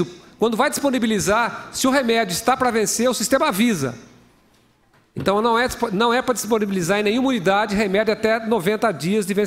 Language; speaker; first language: Portuguese; native; Portuguese